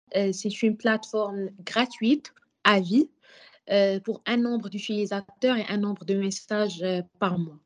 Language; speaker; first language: French; non-native, local second language; Arabic